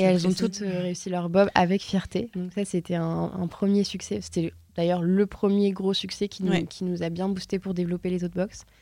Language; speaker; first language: French; native; French